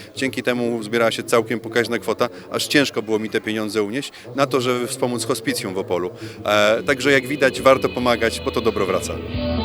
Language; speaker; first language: Polish; native; Polish